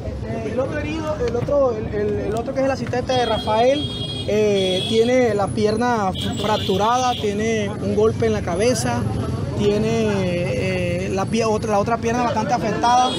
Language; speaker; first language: Spanish; native; Spanish